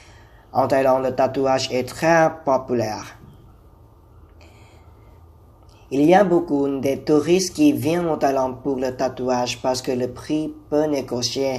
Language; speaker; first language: French; non-native, learner; Thai